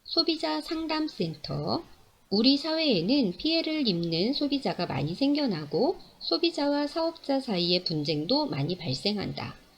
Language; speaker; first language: Korean; native; Korean